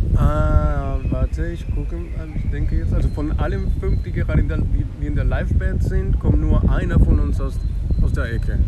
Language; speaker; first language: German; non-native, fluent; Spanish